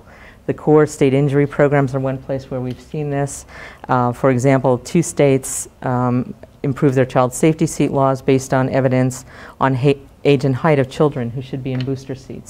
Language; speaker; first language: English; native; English